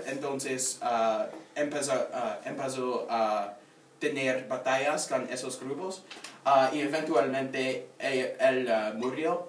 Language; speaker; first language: Spanish; non-native, learner; English